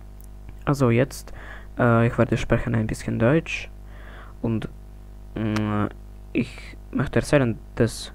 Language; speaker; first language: German; non-native, learner; Russian